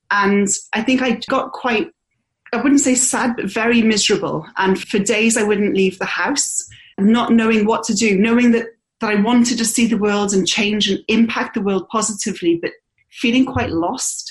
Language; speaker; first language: English; native; English